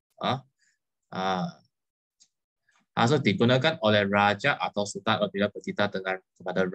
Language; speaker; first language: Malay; non-native, local second language; Chinese